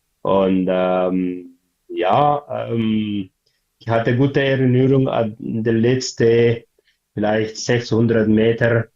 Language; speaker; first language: German; non-native, learner; Tigrinya